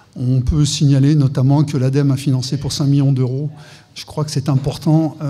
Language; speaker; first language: French; native; French